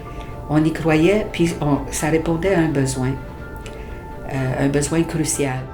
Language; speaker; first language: French; native; French